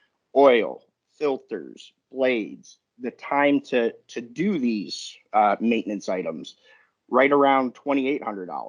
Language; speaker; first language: English; native; English